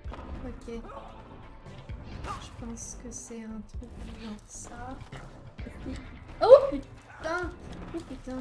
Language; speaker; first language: French; native; French